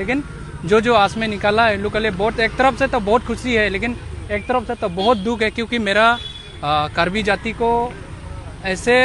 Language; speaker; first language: Hindi; non-native, local second language; Karbi